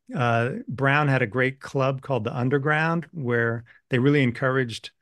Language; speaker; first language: English; native; English